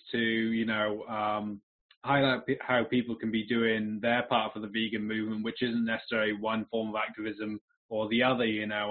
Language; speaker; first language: English; native; English